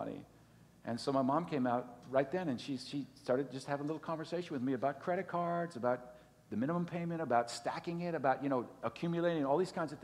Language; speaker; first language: English; native; English